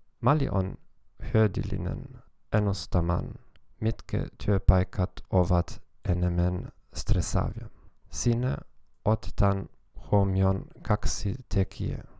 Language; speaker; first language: Finnish; non-native, learner; German